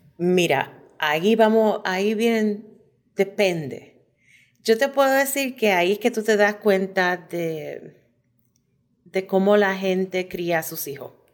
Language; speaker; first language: Spanish; native; Spanish